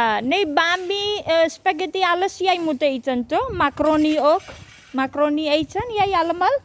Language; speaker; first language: Dutch; non-native, learner; Hindi